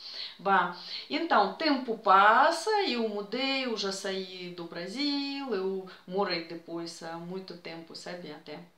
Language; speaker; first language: Portuguese; non-native, fluent; Russian